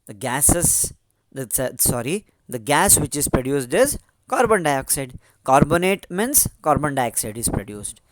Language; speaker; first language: English; non-native, local second language; Kannada